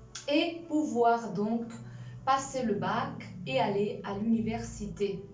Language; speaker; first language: French; non-native, fluent; Spanish